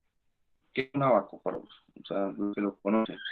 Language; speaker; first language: Spanish; native; Spanish